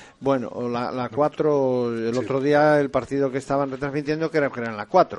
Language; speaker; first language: Spanish; native; Spanish